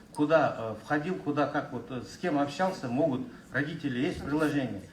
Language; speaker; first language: Russian; non-native, local second language; Kazakh